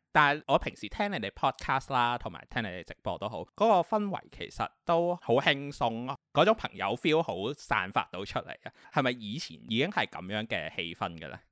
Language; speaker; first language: Cantonese; native; Cantonese